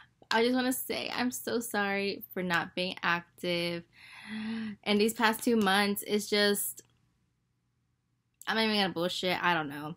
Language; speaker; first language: English; early bilingual, other home language; Spanish